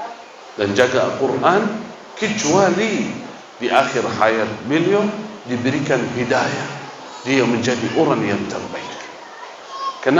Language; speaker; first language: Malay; non-native, fluent; Arabic